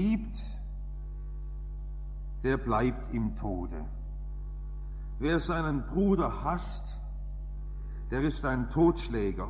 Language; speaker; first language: German; native; German